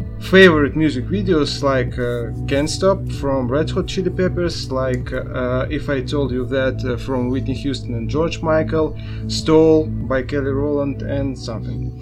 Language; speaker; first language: English; non-native, learner; Russian